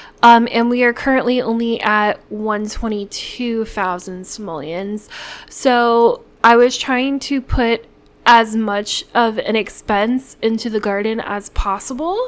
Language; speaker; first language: English; native; English